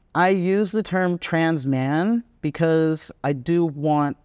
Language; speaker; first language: English; native; English